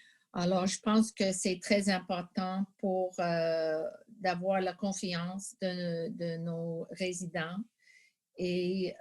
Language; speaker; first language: French; non-native, local second language; English